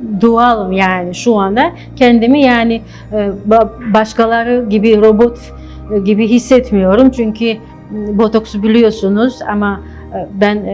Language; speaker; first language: Turkish; non-native, fluent; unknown